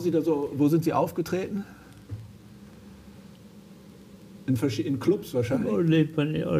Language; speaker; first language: German; native; German